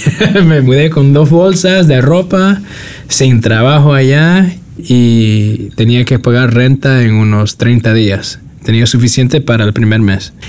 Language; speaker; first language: Spanish; early bilingual, heritage; Spanish